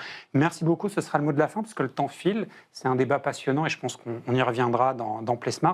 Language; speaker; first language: French; native; French